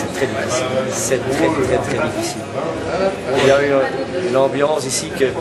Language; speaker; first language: French; non-native, local second language; Dutch